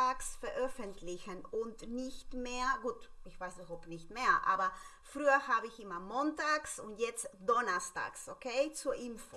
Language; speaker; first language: German; non-native, fluent; Spanish